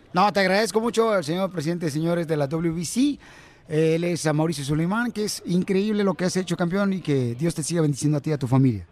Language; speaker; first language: Spanish; native; Spanish